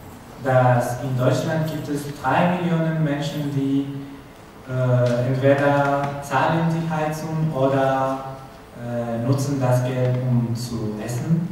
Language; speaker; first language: German; non-native, learner; Spanish